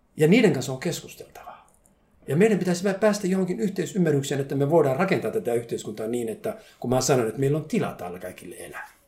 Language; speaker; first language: Finnish; non-native, fluent; Somali